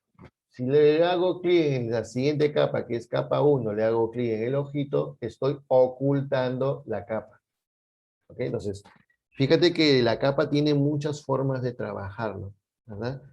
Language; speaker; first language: Spanish; native; Spanish